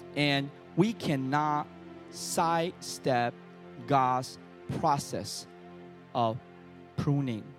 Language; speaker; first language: English; early bilingual, other home language; Chinese